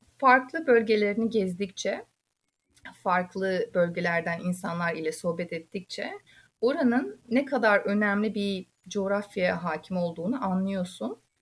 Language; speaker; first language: Turkish; non-native, fluent; Uzbek